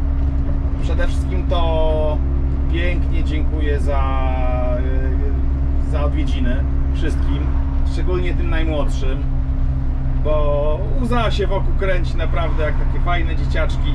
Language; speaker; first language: Polish; native; Polish